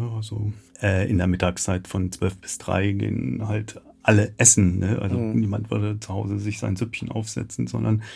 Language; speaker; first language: German; native; German